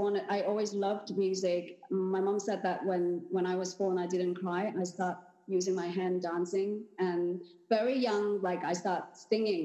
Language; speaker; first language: English; non-native, local second language; Cantonese